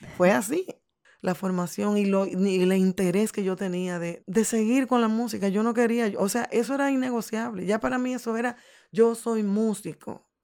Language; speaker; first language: Spanish; native; Spanish